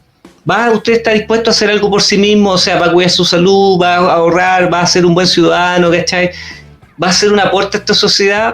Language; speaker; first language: Spanish; native; Spanish